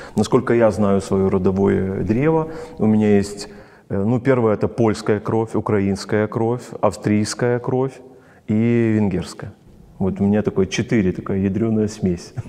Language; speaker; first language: Russian; non-native, local second language; Ukrainian